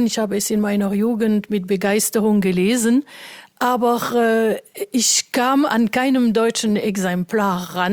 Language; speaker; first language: German; non-native, fluent; French